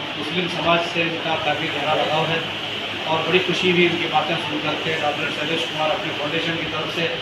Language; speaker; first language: Urdu; native; Urdu